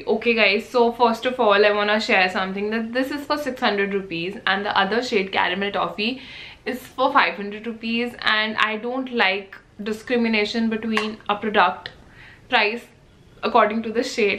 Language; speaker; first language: English; non-native, local second language; Hindi